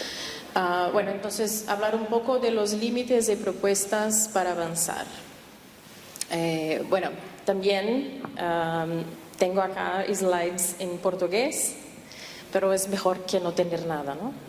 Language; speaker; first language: Spanish; non-native, fluent; Portuguese